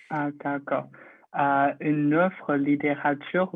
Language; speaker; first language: French; non-native, learner; Chinese